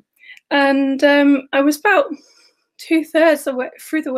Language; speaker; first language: English; native; English